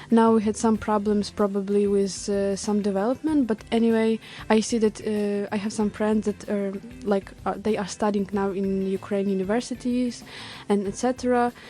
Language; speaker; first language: English; non-native, learner; Ukrainian